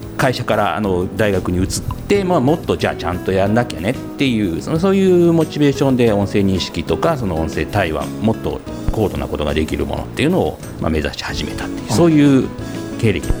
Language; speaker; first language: Japanese; native; Japanese